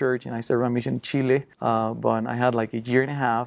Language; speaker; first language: English; non-native, fluent; Spanish